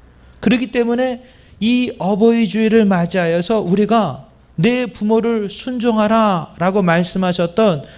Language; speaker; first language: Korean; native; Korean